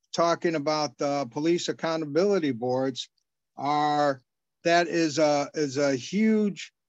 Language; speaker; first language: English; native; English